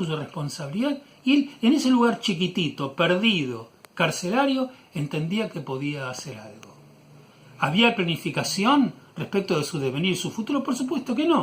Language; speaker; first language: Spanish; native; Spanish